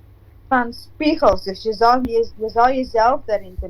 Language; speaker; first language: Dutch; non-native, local second language; Papiamento